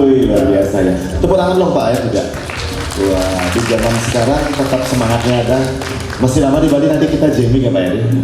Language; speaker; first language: Indonesian; native; Indonesian